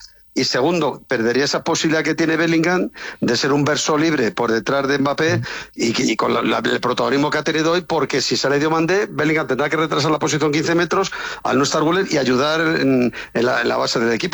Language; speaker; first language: Spanish; native; Spanish